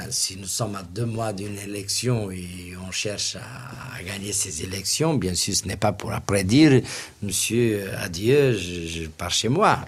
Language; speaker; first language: French; non-native, fluent; Portuguese